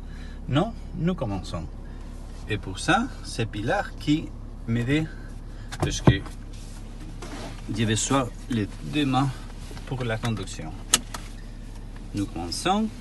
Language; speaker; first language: French; non-native, learner; Spanish